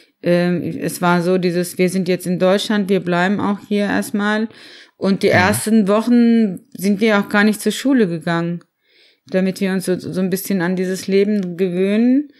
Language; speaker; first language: German; early bilingual, other home language; Turkish